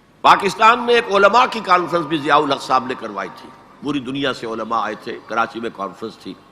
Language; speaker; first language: Urdu; native; Urdu